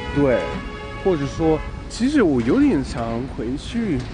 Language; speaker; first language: Chinese; non-native, fluent; English